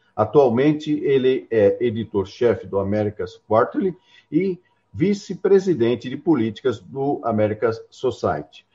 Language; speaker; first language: Portuguese; native; Portuguese